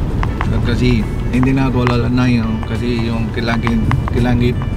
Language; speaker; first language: Filipino; non-native, local second language; Cebuano